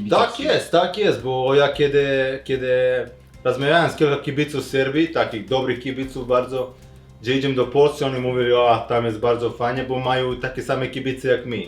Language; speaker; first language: Polish; non-native, learner; Serbian